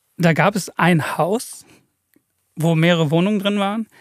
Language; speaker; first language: German; native; German